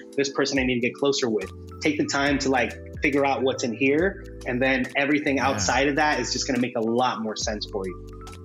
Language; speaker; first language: English; early bilingual, other home language; Spanish